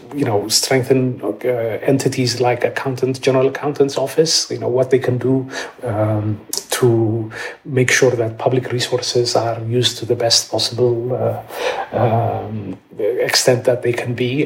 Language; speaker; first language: English; non-native, fluent; Amharic